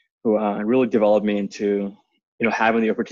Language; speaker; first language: English; non-native, fluent; Icelandic